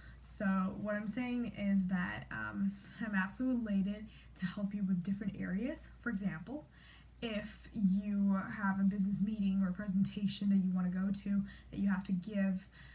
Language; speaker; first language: English; early bilingual, other home language; Chinese